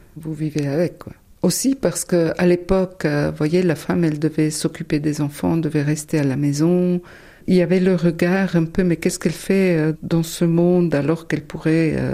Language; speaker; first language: French; non-native, fluent; German